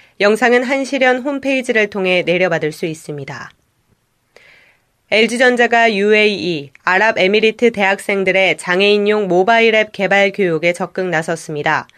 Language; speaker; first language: Korean; native; Korean